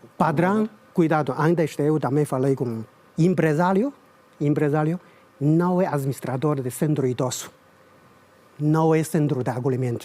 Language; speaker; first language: Portuguese; non-native, learner; Chinese